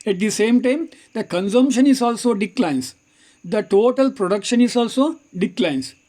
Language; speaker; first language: English; non-native, local second language; Kannada